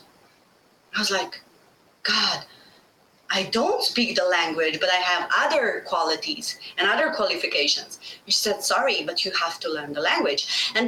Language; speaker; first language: English; non-native, fluent; Bosnian